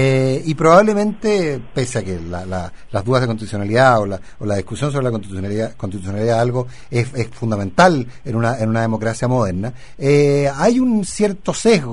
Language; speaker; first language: Spanish; native; Spanish